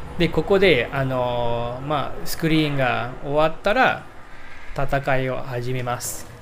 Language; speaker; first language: Japanese; non-native, fluent; English